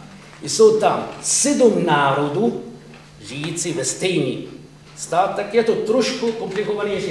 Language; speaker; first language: Czech; non-native, fluent; Arabic